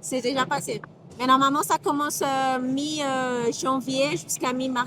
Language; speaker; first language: French; non-native, fluent; Portuguese